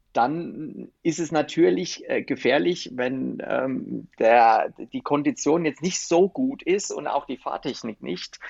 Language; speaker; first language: German; native; German